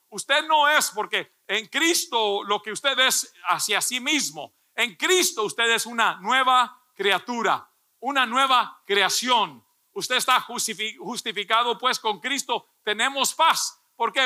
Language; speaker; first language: Spanish; early bilingual, heritage; Spanish